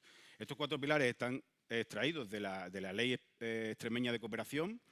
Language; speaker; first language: Spanish; native; Spanish